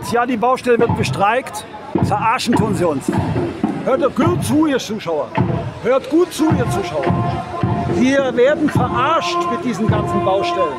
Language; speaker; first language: German; native; German